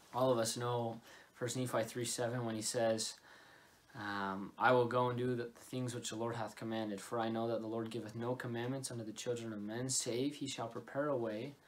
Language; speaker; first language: English; native; English